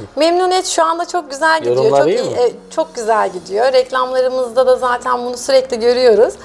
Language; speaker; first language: Turkish; native; Turkish